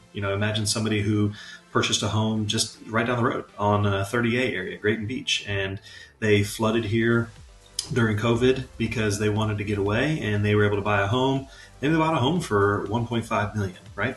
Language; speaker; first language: English; native; English